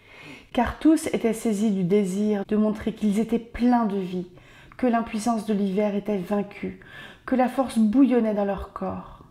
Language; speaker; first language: French; native; French